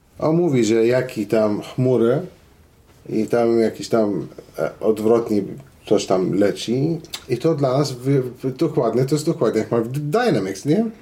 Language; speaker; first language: Polish; non-native, fluent; Arabic